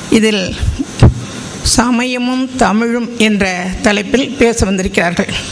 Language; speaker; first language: Tamil; native; Tamil